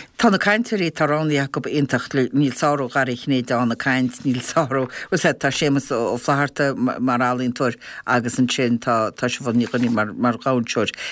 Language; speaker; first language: Irish; native; Irish